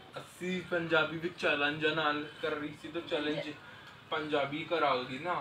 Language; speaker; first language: Punjabi; non-native, learner; Hindi